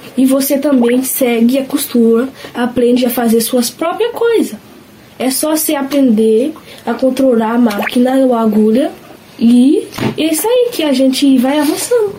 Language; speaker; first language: Portuguese; non-native, learner; Haitian Creole